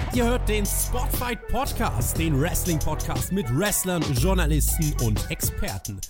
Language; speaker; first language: German; native; German